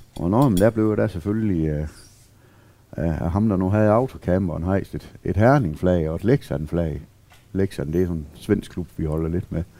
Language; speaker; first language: Danish; native; Danish